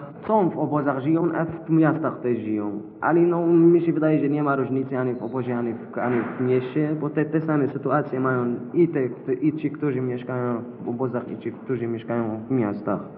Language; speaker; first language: Polish; non-native, learner; Arabic